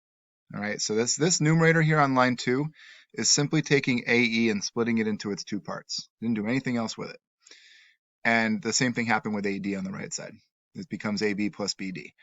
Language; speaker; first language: English; native; English